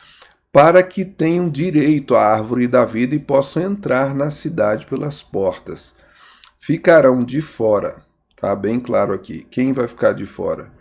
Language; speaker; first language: Portuguese; native; Portuguese